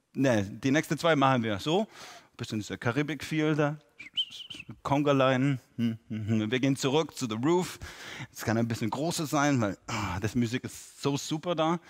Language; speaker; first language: German; non-native, fluent; English